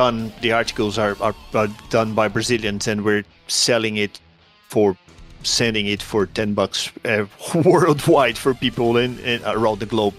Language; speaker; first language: English; non-native, fluent; Portuguese